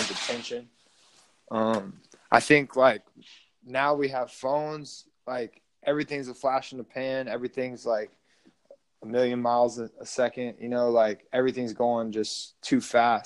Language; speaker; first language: English; native; English